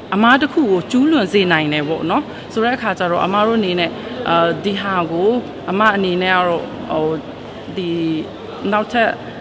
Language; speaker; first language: Burmese; non-native, local second language; Shwe Palaung